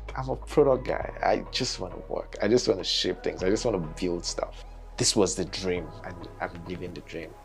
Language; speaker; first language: English; non-native, local second language; Yoruba